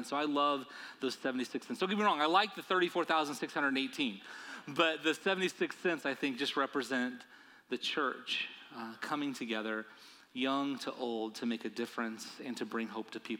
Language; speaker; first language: English; native; English